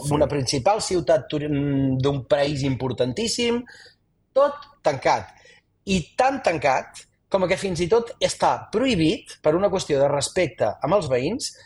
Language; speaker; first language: Catalan; native; Catalan